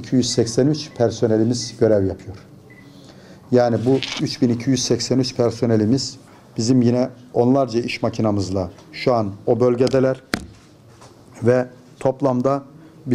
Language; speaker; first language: Turkish; native; Turkish